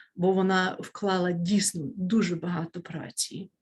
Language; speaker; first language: Ukrainian; early bilingual, heritage; Ukrainian